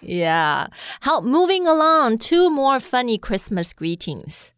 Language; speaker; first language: English; non-native, fluent; Chinese